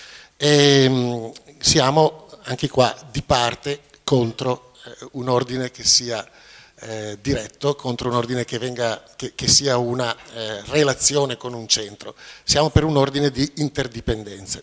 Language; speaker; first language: Italian; native; Italian